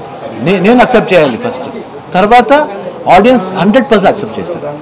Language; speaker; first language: Telugu; non-native, learner; Kannada